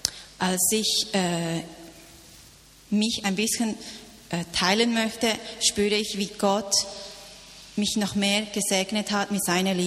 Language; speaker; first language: German; non-native, learner; Cantonese